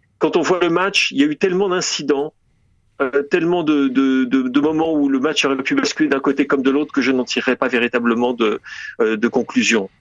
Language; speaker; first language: French; native; French